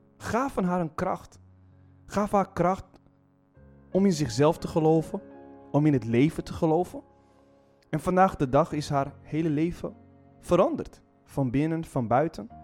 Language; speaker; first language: Dutch; non-native, fluent; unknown